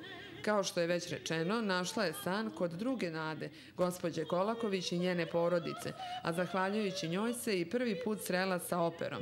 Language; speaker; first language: Serbian; native; Serbian